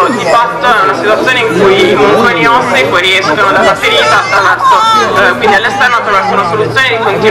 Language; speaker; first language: Italian; native; Italian